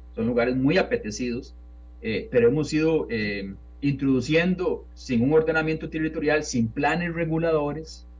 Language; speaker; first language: Spanish; native; Spanish